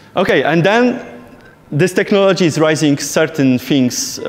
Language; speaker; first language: English; non-native, fluent; Polish